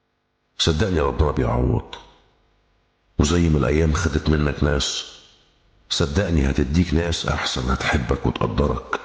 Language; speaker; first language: Arabic; native; Arabic